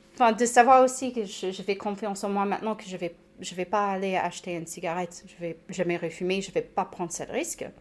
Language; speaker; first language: French; non-native, fluent; English